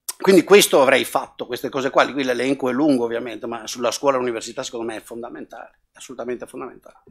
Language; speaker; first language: Italian; non-native, local second language; Venetian